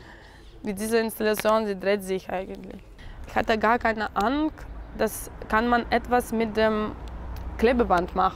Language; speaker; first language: German; non-native, learner; Russian